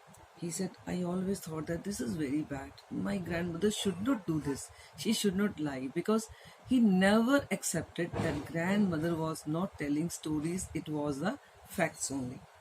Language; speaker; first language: English; non-native, local second language; Hindi